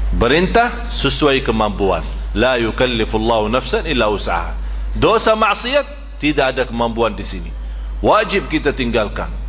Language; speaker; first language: Malay; non-native, fluent; Arabic